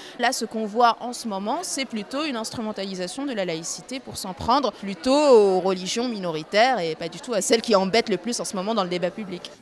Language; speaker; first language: French; non-native, local second language; Arabic